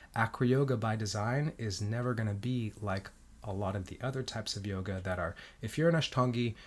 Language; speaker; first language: English; early bilingual, heritage; Spanish